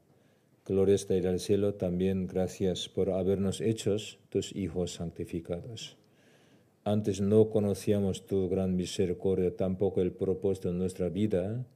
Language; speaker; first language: Spanish; non-native, learner; Korean